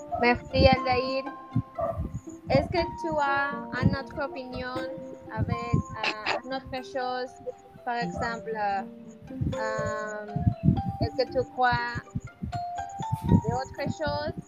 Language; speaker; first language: French; non-native, learner; Spanish